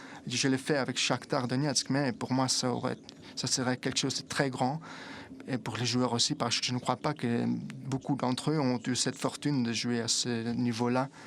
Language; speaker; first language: French; non-native, fluent; Italian